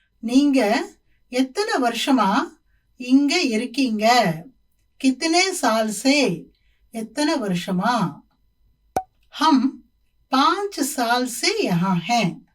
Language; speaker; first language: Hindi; non-native, local second language; Tamil